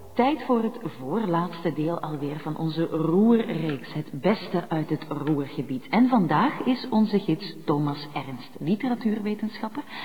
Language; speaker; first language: Dutch; native; Dutch